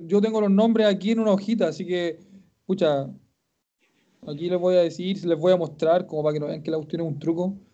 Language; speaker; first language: Spanish; native; Spanish